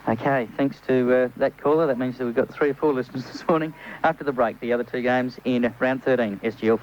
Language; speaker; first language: English; native; English